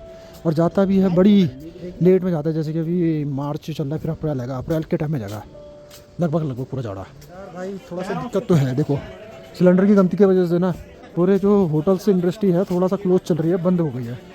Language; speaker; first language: Hindi; native; Hindi